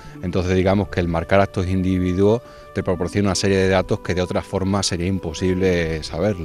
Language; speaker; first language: Spanish; native; Spanish